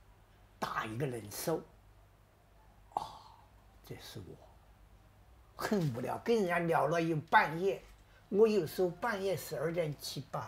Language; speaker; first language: Chinese; native; Chinese